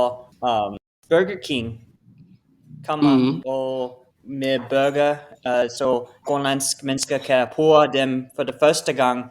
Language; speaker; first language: Danish; non-native, learner; English